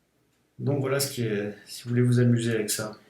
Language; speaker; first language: French; native; French